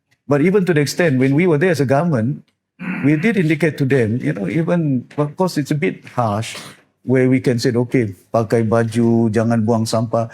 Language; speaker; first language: English; non-native, local second language; Malay